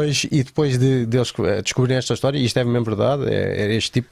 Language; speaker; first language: Portuguese; native; Portuguese